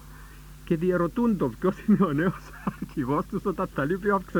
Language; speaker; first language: Greek; native; Greek